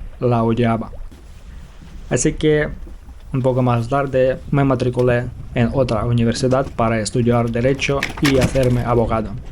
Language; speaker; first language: Spanish; non-native, fluent; Ukrainian